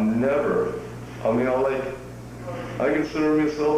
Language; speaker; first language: English; native; English